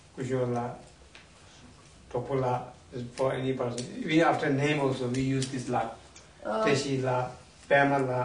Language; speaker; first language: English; non-native, learner; Tibetan